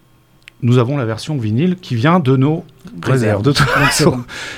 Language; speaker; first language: French; native; French